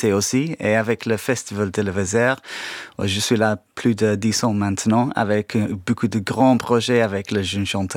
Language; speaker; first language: French; non-native, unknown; English